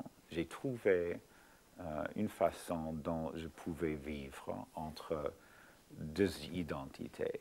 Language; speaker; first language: French; non-native, fluent; English